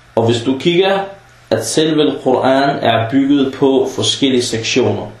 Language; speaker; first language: Danish; early bilingual, other home language; Arabic